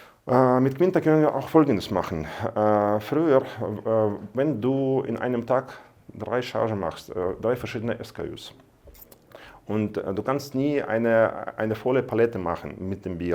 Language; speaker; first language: German; non-native, fluent; Russian